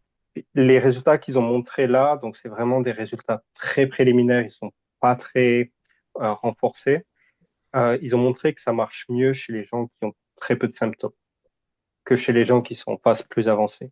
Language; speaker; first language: French; native; French